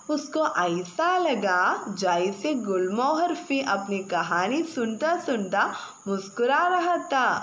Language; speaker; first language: Hindi; non-native, local second language; Malayalam